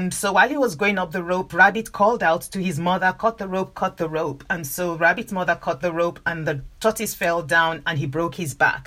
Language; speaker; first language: English; non-native, local second language; Yoruba